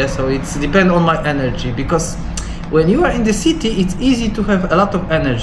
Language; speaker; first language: English; non-native, learner; Polish